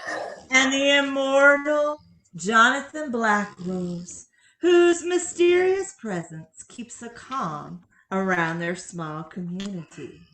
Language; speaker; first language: English; native; English